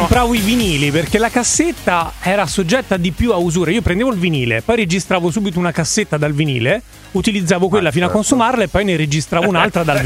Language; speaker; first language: Italian; native; Italian